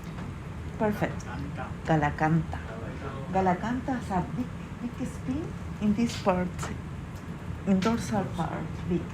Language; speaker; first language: English; non-native, learner; Spanish